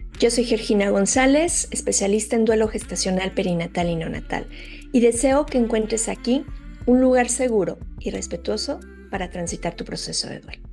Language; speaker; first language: Spanish; native; Spanish